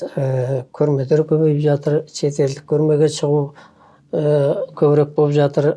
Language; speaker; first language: Kazakh; early bilingual, heritage; Kazakh